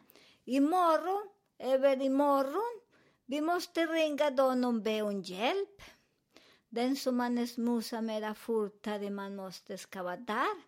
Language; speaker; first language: Swedish; non-native, learner; Spanish